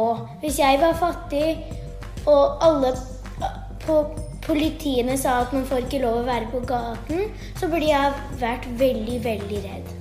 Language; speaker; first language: Norwegian; early bilingual, heritage; Norwegian